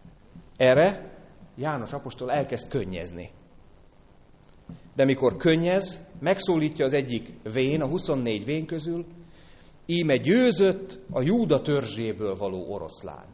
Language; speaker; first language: Hungarian; native; Hungarian